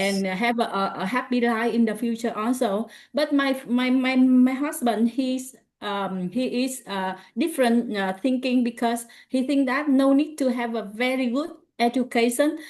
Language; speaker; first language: English; non-native, learner; Vietnamese